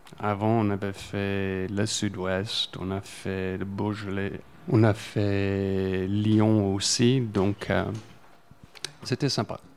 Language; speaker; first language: French; non-native, fluent; English